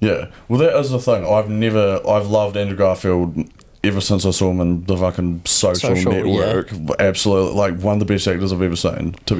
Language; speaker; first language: English; native; English